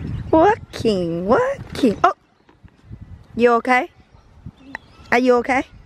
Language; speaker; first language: English; non-native, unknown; Vietnamese